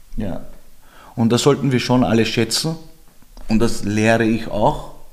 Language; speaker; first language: German; early bilingual, other home language; Georgian